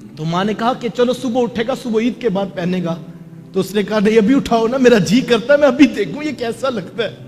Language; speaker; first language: Urdu; non-native, local second language; Punjabi